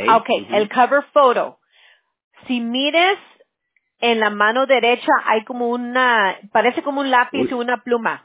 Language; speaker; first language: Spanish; early bilingual, heritage; Spanish